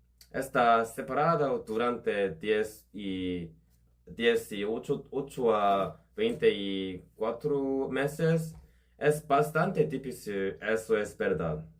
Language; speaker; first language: Spanish; non-native, learner; Korean